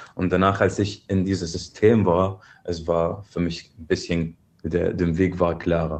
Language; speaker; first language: German; non-native, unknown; Arabic